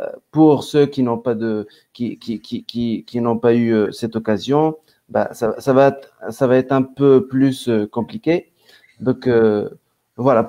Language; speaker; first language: French; non-native, local second language; Arabic